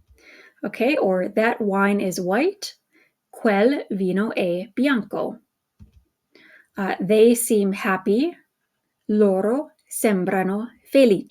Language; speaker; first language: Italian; non-native, fluent; English